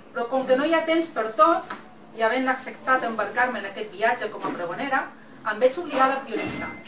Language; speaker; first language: Catalan; non-native, local second language; Spanish